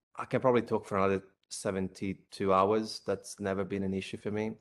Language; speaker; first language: English; non-native, fluent; Italian